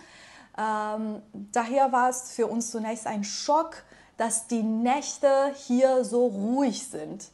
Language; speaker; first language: German; non-native, fluent; Persian